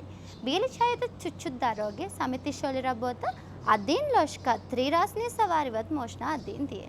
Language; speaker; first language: Russian; non-native, learner; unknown